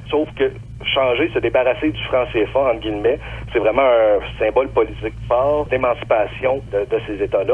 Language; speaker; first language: French; native; French